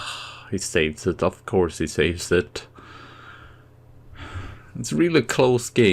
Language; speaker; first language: English; non-native, fluent; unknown